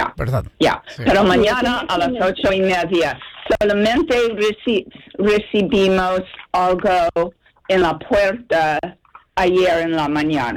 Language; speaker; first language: Spanish; non-native, fluent; English